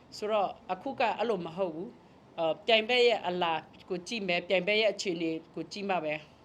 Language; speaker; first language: Burmese; native; Burmese